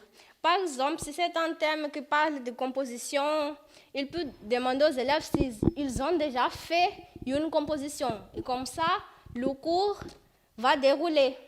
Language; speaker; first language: French; non-native, fluent; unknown